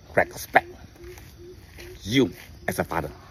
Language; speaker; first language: English; non-native, fluent; Chinese